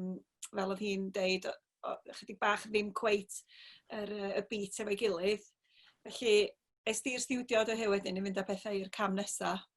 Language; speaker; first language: Welsh; native; Welsh